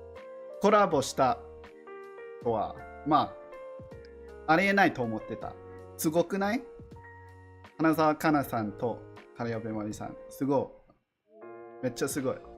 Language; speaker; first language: Japanese; non-native, learner; English